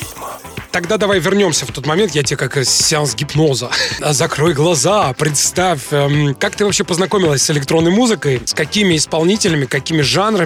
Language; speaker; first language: Russian; native; Russian